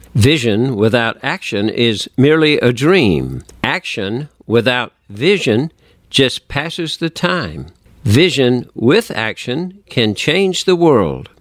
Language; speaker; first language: English; native; English